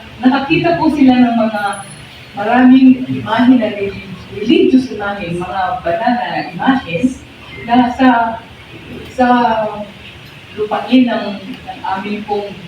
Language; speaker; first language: Filipino; native; Filipino